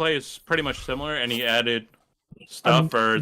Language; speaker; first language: English; native; English